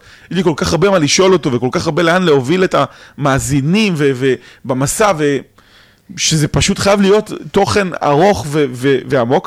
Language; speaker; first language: Hebrew; native; Hebrew